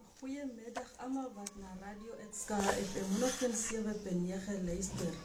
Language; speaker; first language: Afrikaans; non-native, local second language; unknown